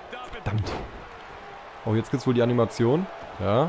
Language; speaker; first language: German; native; German